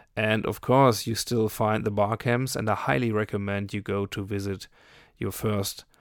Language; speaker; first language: English; non-native, fluent; German